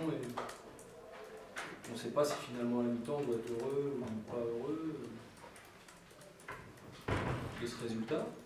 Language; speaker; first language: French; native; French